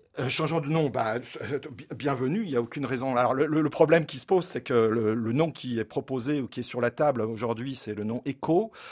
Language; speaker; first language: French; native; French